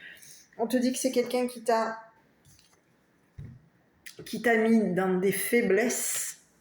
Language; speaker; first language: French; native; French